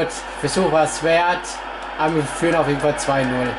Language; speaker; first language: German; non-native, fluent; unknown